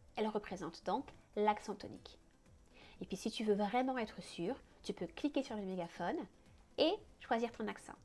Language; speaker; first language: French; native; French